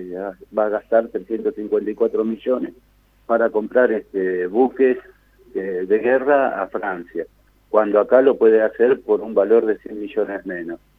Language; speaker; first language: Spanish; native; Spanish